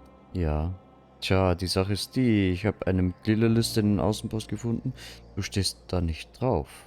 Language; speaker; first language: German; native; German